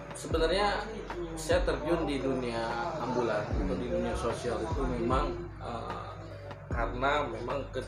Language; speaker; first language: Indonesian; non-native, local second language; Sundanese